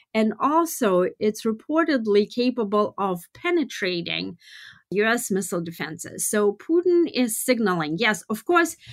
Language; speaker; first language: English; non-native, fluent; Russian